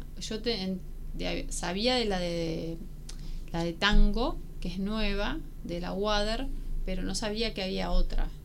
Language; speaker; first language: Spanish; native; Spanish